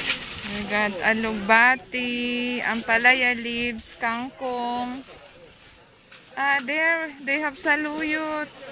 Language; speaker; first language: English; non-native, learner; Filipino